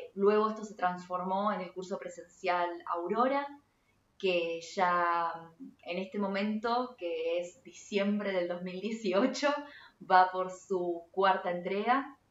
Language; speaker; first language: Spanish; native; Spanish